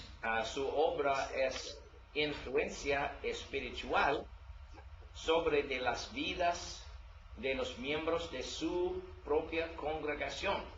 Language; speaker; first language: Spanish; non-native, learner; English